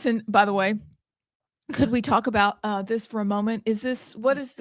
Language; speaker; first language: English; native; English